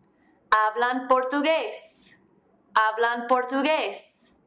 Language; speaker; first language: Spanish; non-native, fluent; English